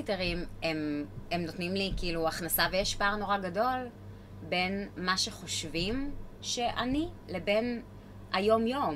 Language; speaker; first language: Hebrew; native; Hebrew